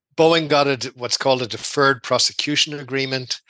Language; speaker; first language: English; native; English